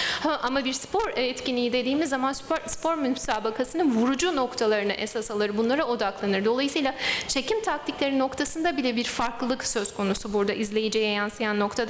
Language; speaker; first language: Turkish; native; Turkish